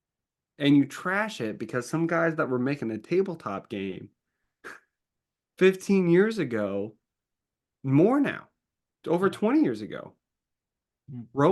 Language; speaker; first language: English; native; English